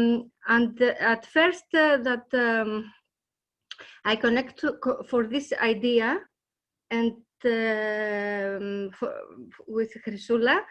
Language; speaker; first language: English; non-native, learner; Greek